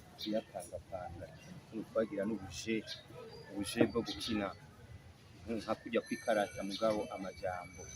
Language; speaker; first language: Rundi; early bilingual, heritage; Rundi